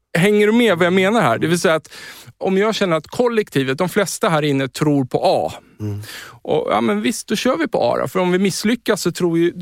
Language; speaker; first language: Swedish; native; Swedish